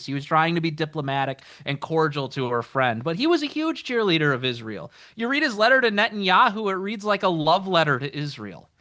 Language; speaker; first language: English; native; English